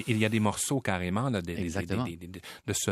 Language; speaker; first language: French; native; French